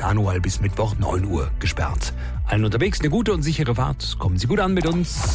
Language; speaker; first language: German; native; German